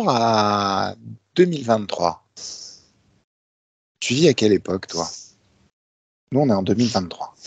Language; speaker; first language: French; native; French